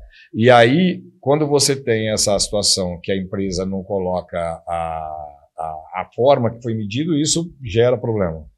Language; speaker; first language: Portuguese; native; Portuguese